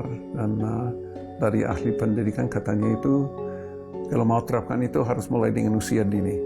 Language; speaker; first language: Indonesian; non-native, fluent; English